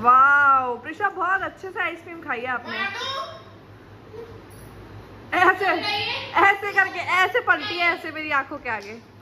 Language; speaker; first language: Hindi; native; Hindi